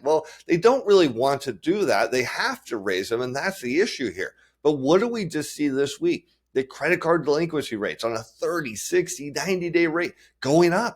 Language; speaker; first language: English; native; English